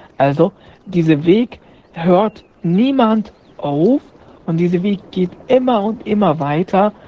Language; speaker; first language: German; non-native, fluent; Arabic